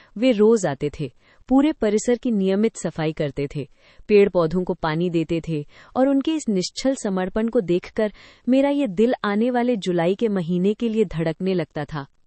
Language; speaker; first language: Hindi; native; Hindi